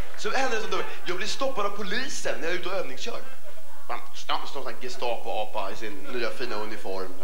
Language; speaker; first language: Swedish; early bilingual, other home language; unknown